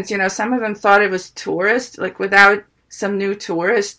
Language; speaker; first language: English; early bilingual, other home language; Ukrainian